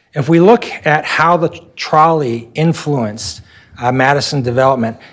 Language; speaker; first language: English; native; English